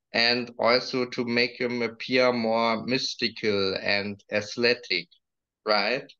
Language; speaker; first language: English; non-native, fluent; German